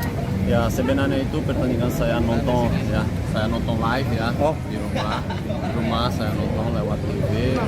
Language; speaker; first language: Indonesian; non-native, fluent; Portuguese